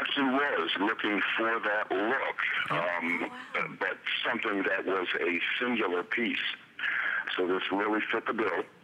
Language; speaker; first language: English; non-native, fluent; Hebrew